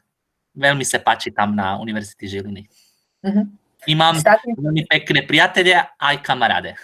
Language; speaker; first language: Slovak; non-native, learner; Croatian